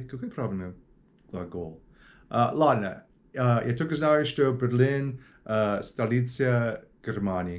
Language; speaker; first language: Russian; non-native, learner; English